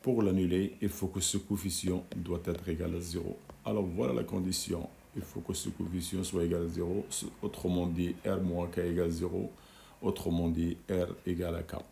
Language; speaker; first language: French; non-native, local second language; Arabic